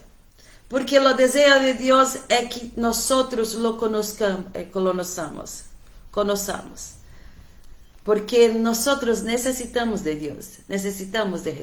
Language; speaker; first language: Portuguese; non-native, learner; Spanish